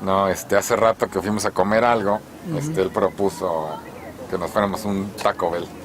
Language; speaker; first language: Spanish; native; Spanish